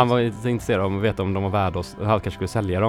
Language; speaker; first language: Swedish; native; Swedish